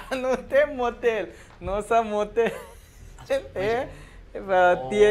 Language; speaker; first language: Portuguese; non-native, learner; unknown